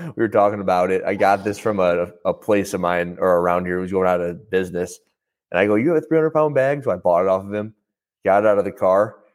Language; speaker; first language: English; native; English